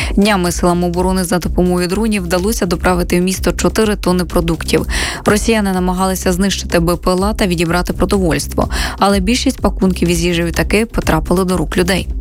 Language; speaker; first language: Ukrainian; native; Ukrainian